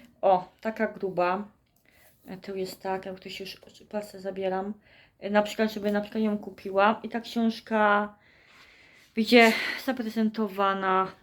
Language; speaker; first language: Polish; native; Polish